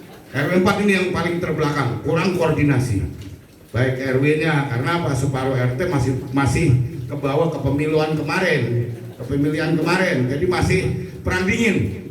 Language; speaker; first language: Indonesian; native; Indonesian